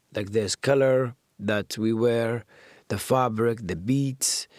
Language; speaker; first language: English; non-native, fluent; Arabic